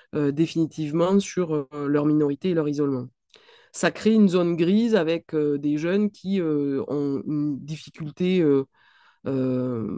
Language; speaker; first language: French; native; French